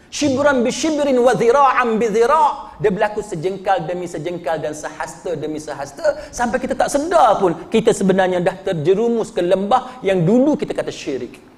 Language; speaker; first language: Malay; native; Malay